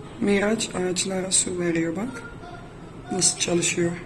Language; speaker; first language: Turkish; non-native, fluent; Dutch